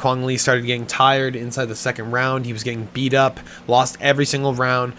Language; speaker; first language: English; native; English